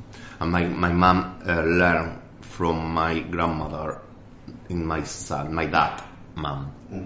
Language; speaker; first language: English; non-native, fluent; Spanish